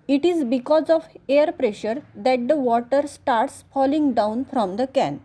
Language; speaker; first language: English; non-native, local second language; Marathi